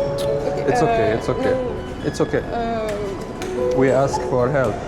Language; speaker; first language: English; non-native, local second language; Arabic